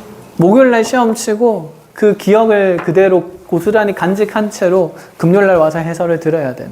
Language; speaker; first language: Korean; native; Korean